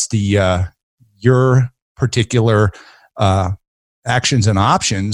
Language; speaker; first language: English; native; English